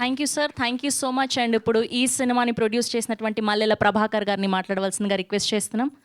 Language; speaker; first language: Telugu; native; Telugu